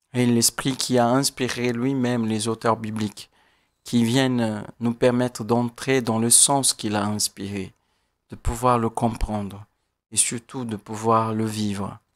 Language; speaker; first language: French; non-native, fluent; Portuguese